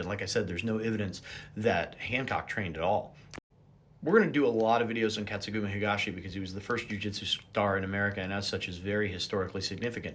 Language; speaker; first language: English; native; English